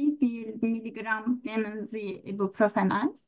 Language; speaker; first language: German; non-native, learner; Turkish